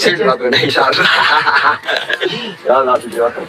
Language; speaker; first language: French; non-native, learner; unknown